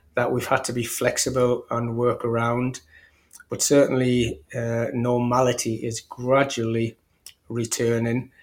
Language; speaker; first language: English; native; English